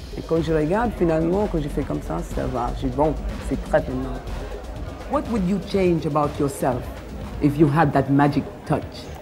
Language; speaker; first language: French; non-native, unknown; English